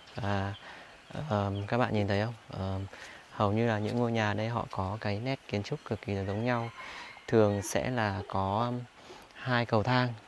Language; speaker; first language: Vietnamese; native; Vietnamese